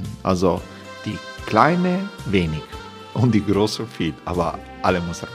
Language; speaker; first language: German; non-native, learner; Croatian